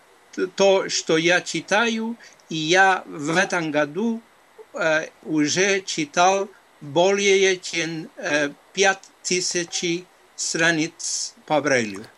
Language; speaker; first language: Russian; non-native, fluent; Spanish